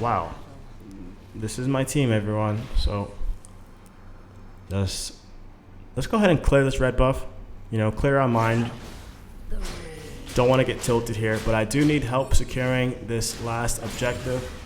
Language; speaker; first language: English; native; English